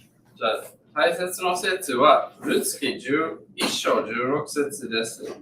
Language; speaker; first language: Japanese; non-native, learner; English